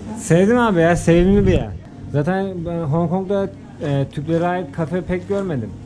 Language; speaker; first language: Turkish; native; Turkish